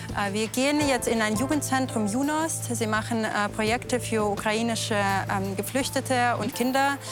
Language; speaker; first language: German; non-native, fluent; Russian